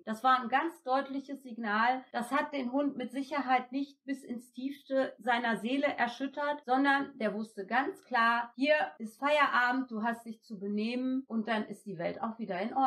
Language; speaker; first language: German; native; German